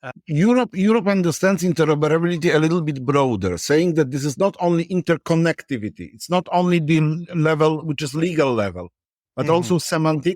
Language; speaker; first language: English; non-native, fluent; Polish